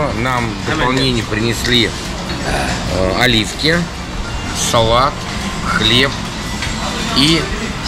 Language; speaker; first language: Russian; native; Russian